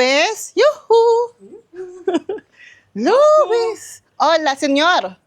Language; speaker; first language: Spanish; non-native, learner; Filipino